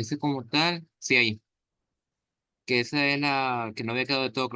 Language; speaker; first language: Spanish; native; Spanish